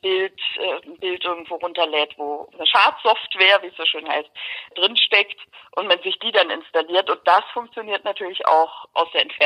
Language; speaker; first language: German; native; German